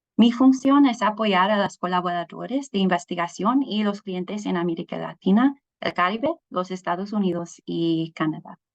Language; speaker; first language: Spanish; non-native, fluent; English